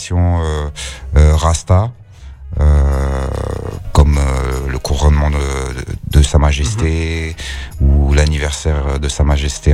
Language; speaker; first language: French; native; French